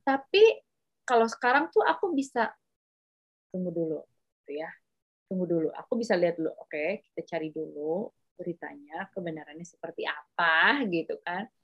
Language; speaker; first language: Indonesian; native; Indonesian